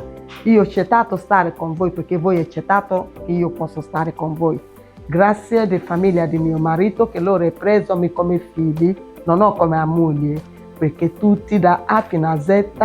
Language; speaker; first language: Italian; non-native, learner; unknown